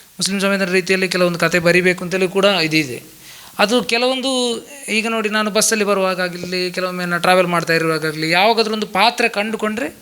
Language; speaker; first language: Kannada; non-native, local second language; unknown